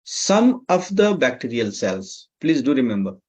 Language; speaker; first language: English; non-native, local second language; Nepali